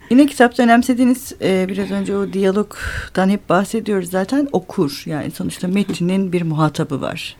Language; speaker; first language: Turkish; native; Turkish